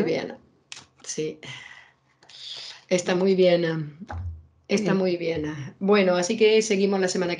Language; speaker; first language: Spanish; native; Spanish